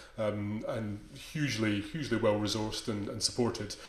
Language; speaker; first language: English; native; English